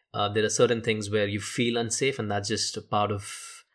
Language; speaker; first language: English; non-native, local second language; Hindi